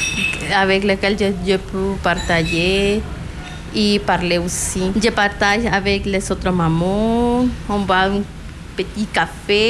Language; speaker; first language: French; non-native, learner; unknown